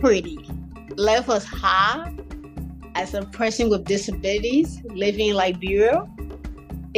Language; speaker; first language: English; native; English